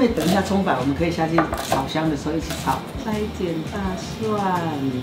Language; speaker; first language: Chinese; native; Chinese